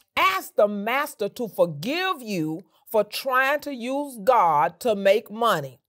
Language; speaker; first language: English; native; English